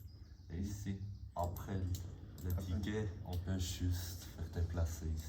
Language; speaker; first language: French; non-native, learner; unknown